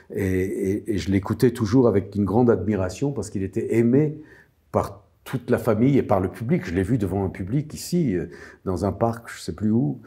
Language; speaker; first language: French; non-native, fluent; Armenian